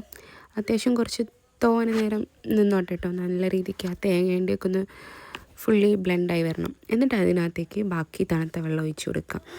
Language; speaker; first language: Malayalam; native; Malayalam